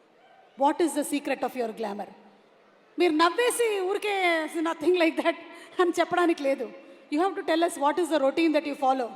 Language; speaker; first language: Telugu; native; Telugu